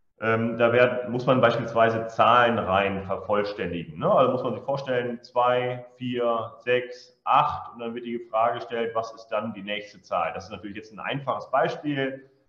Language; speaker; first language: German; native; German